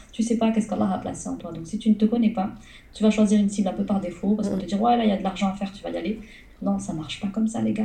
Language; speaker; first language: French; early bilingual, other home language; Arabic